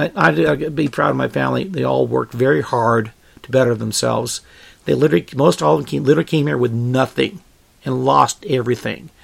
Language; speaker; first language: English; native; English